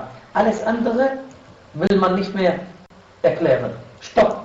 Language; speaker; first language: German; non-native, fluent; Arabic